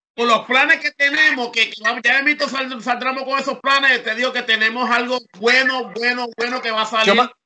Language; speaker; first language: Spanish; early bilingual, heritage; Spanish